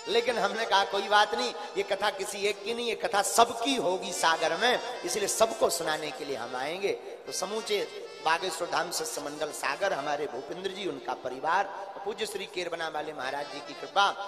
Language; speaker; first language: Hindi; native; Hindi